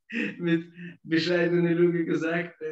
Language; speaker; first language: German; non-native, fluent; Russian